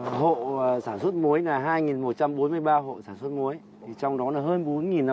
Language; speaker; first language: Vietnamese; native; Vietnamese